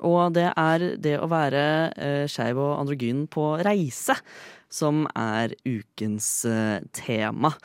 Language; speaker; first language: Norwegian; native; Norwegian